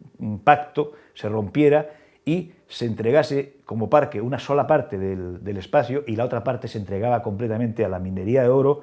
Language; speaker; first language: Spanish; native; Spanish